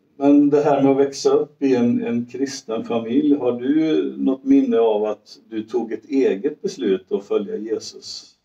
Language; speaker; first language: Swedish; native; Swedish